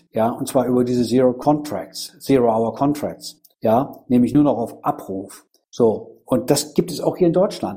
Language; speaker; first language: German; native; German